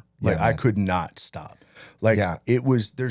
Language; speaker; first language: English; native; English